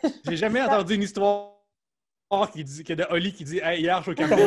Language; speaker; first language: French; native; French